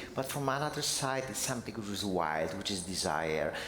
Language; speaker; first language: English; non-native, fluent; Polish